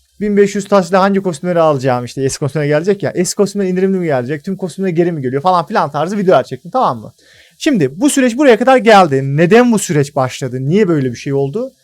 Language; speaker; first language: Turkish; native; Turkish